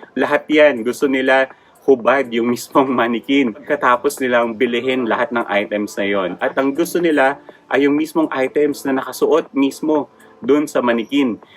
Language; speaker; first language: Filipino; native; Filipino